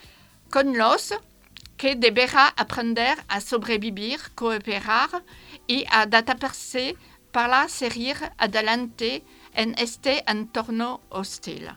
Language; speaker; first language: Spanish; non-native, fluent; French